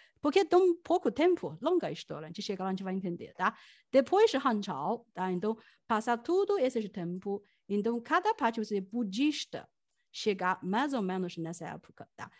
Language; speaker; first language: Portuguese; non-native, fluent; Chinese